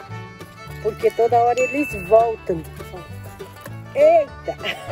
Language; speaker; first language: Portuguese; native; Portuguese